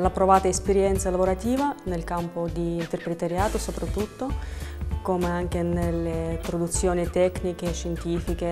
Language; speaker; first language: Italian; non-native, fluent; Russian